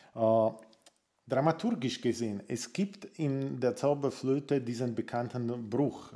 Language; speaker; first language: German; non-native, fluent; Slovak